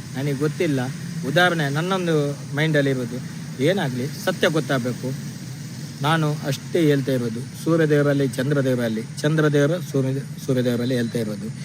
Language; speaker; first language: Kannada; non-native, local second language; Tulu